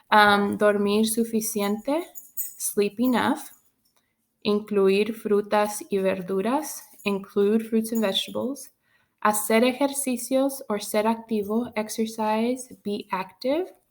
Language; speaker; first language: Spanish; non-native, fluent; English